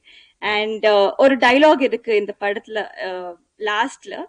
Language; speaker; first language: Tamil; non-native, learner; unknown